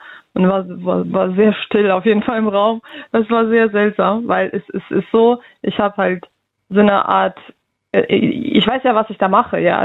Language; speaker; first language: German; early bilingual, other home language; Russian